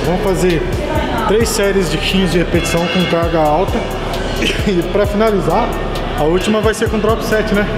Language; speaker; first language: Portuguese; native; Portuguese